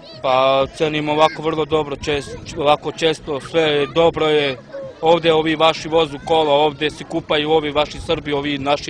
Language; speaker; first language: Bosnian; non-native, local second language; Romany